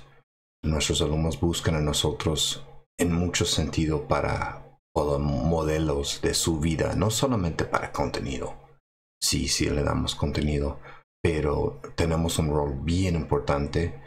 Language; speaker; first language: Spanish; non-native, fluent; English